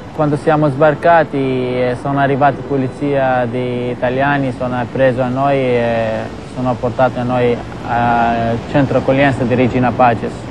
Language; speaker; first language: Italian; non-native, learner; Arabic